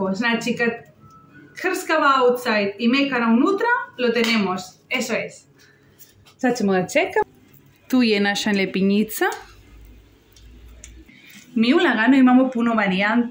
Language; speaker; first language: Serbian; non-native, learner; Spanish